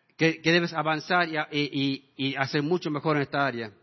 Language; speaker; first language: Spanish; non-native, fluent; English